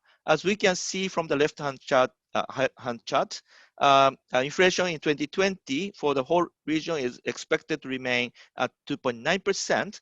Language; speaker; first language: English; non-native, fluent; Japanese